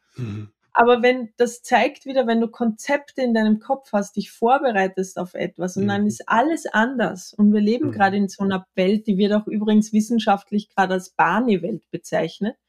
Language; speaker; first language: German; native; German